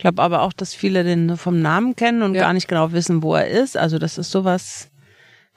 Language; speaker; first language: German; native; German